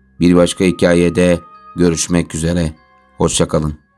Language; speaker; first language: Turkish; native; Turkish